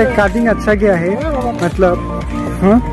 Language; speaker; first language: Hindi; non-native, local second language; Assamese